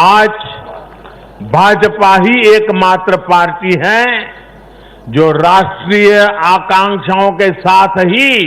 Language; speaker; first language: Hindi; non-native, local second language; Gujarati